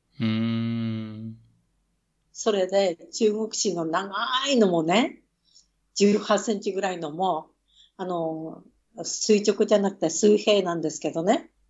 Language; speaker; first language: Japanese; native; Japanese